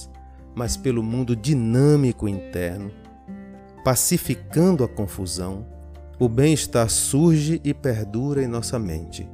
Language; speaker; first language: Portuguese; native; Portuguese